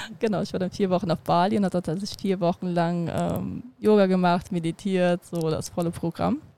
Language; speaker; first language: German; early bilingual, other home language; Russian